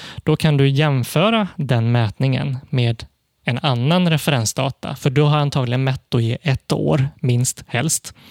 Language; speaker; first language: Swedish; early bilingual, other home language; Cantonese